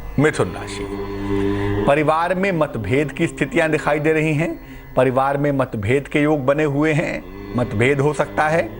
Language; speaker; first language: Hindi; native; Hindi